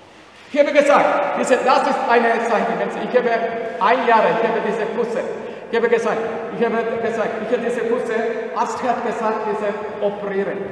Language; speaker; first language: German; non-native, learner; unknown